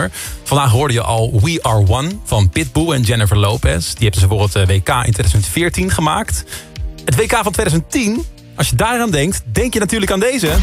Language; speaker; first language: Dutch; native; Dutch